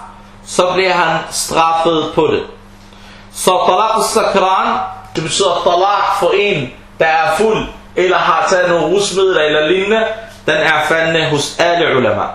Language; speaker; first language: Danish; early bilingual, other home language; Arabic